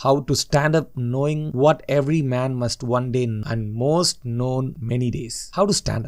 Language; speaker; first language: English; non-native, local second language; Tamil